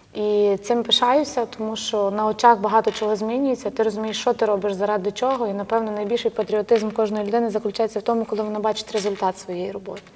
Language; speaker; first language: Ukrainian; native; Ukrainian